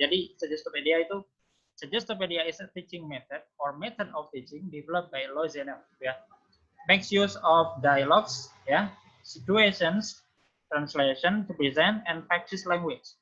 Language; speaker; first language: English; non-native, fluent; Indonesian